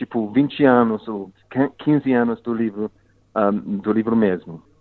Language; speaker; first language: Portuguese; non-native, fluent; English